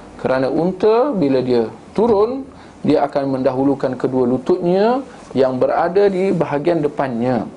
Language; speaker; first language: Malay; native; Malay